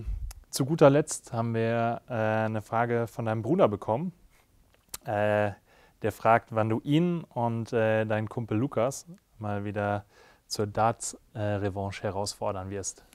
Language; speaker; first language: German; native; German